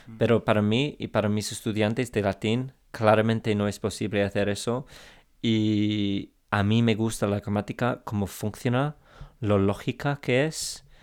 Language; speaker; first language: Spanish; non-native, fluent; English